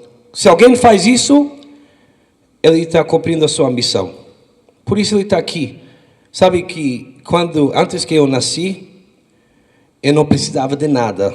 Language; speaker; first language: Portuguese; non-native, fluent; English